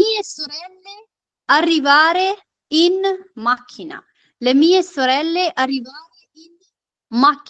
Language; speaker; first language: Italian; non-native, fluent; Urdu